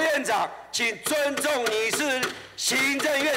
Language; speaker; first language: Chinese; native; Chinese